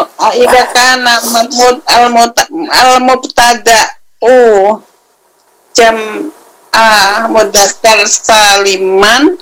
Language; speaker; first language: Arabic; non-native, learner; Indonesian